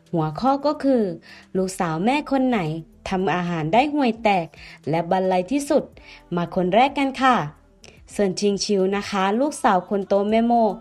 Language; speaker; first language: Thai; native; Thai